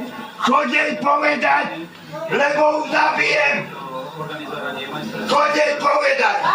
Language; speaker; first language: Slovak; native; Slovak